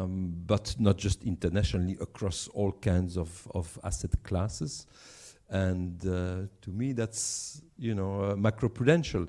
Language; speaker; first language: English; non-native, fluent; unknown